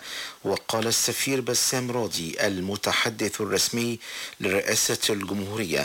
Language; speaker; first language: Arabic; native; Arabic